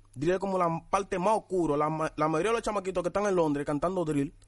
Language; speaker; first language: Spanish; early bilingual, other home language; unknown